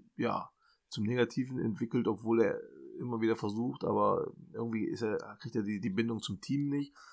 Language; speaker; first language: German; early bilingual, other home language; Turkish